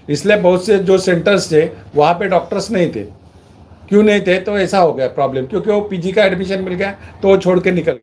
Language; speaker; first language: Hindi; non-native, local second language; Marathi